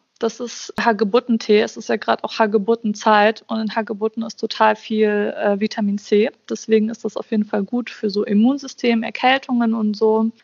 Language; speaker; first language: German; early bilingual, other home language; Bosnian